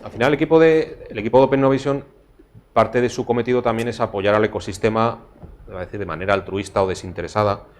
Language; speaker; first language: Spanish; native; Spanish